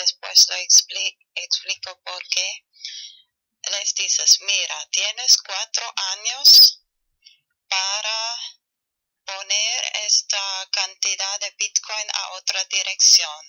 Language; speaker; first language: Spanish; non-native, fluent; German